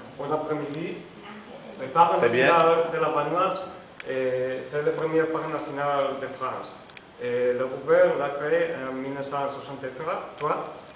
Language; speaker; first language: French; non-native, learner; Spanish